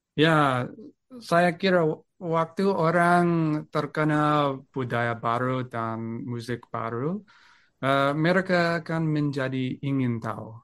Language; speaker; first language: Indonesian; non-native, learner; English